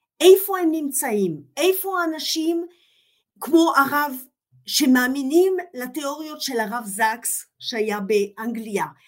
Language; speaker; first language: Hebrew; non-native, fluent; French